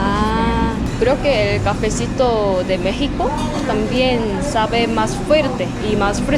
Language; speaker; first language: Spanish; non-native, learner; Korean